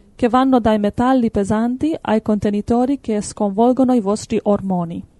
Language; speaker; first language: Italian; native; Italian